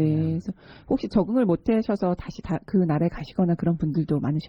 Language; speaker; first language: Korean; native; Korean